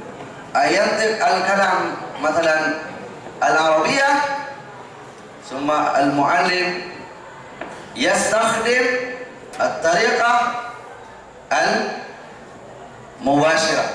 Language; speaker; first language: Arabic; non-native, fluent; Indonesian